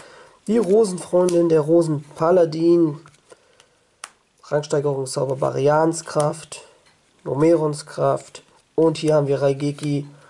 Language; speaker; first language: German; native; German